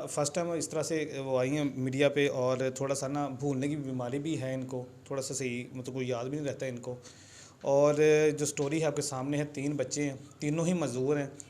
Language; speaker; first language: Urdu; non-native, local second language; Punjabi